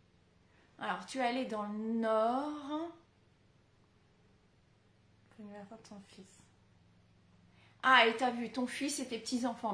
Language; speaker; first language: French; native; French